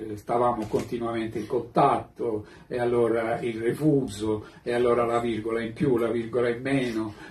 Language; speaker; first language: Italian; native; Italian